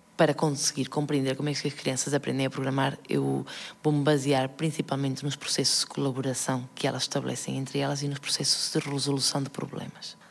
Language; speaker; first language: Portuguese; early bilingual, heritage; Portuguese